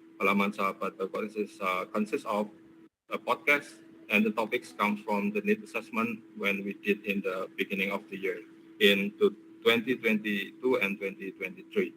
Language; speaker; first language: English; non-native, learner; Indonesian